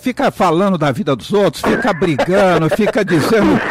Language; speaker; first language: Portuguese; native; Portuguese